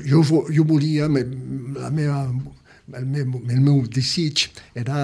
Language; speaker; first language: Catalan; early bilingual, heritage; Catalan